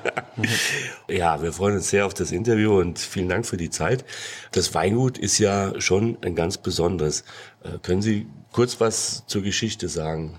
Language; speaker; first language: German; native; German